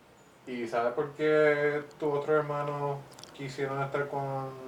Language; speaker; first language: Spanish; early bilingual, heritage; English